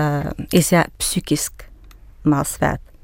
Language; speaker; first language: Danish; non-native, fluent; Russian